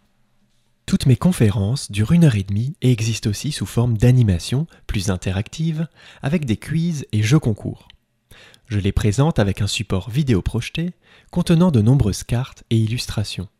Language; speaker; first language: French; native; French